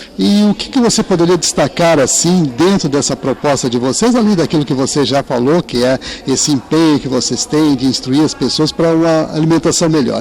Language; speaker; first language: Portuguese; native; Portuguese